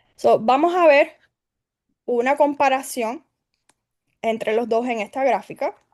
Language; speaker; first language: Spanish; early bilingual, heritage; Spanish